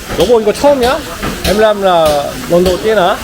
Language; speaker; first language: Korean; native; Korean